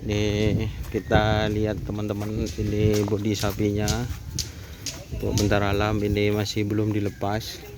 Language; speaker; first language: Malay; non-native, local second language; Madurese